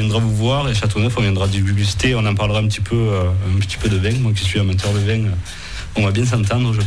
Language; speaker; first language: French; native; French